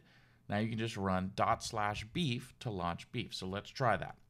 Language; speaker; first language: English; native; English